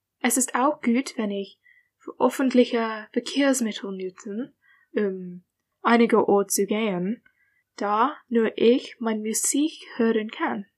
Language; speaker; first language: German; non-native, learner; English